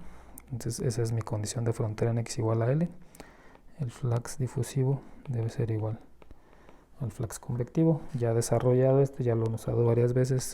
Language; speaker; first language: Spanish; native; Spanish